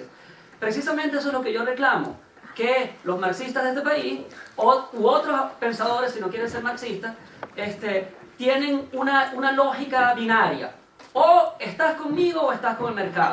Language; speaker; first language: Spanish; native; Spanish